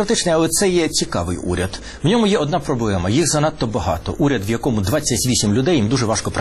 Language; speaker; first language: Ukrainian; native; Ukrainian